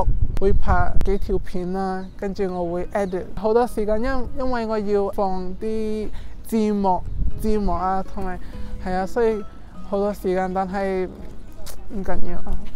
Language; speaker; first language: Cantonese; non-native, fluent; English